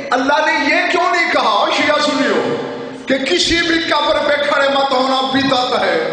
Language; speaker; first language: Urdu; non-native, local second language; Saraiki